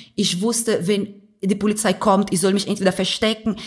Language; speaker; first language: German; non-native, fluent; Portuguese